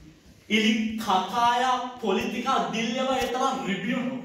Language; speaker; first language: Russian; non-native, learner; Sinhala